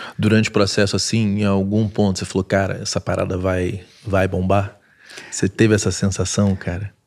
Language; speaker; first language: Portuguese; native; Portuguese